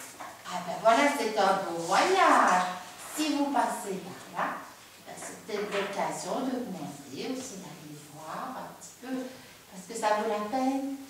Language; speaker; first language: French; native; French